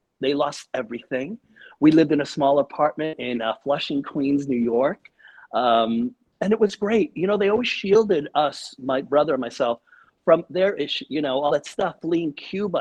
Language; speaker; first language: English; early bilingual, other home language; Spanish